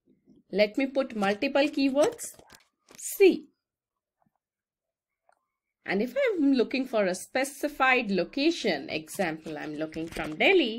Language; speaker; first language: English; non-native, local second language; Hindi